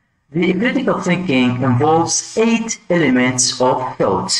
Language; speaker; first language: English; non-native, fluent; Arabic